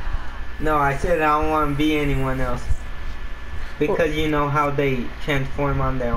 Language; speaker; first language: English; native; English